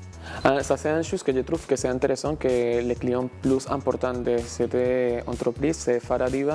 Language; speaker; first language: French; non-native, learner; Spanish